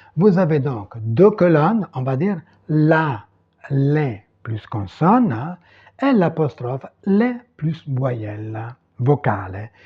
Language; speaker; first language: French; non-native, fluent; Italian